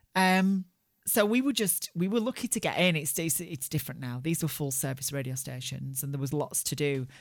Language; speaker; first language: English; native; English